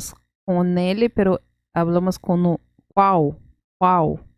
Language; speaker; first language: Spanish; non-native, fluent; Portuguese